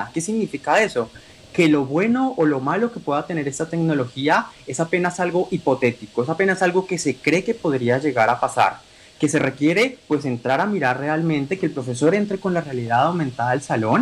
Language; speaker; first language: Spanish; native; Spanish